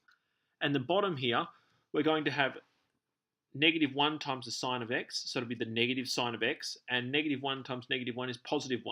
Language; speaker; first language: English; native; English